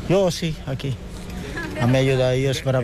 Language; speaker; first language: Spanish; non-native, learner; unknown